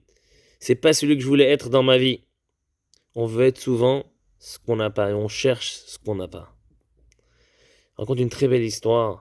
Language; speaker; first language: French; native; French